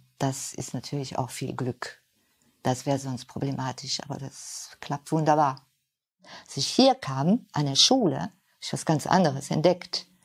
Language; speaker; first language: German; non-native, fluent; French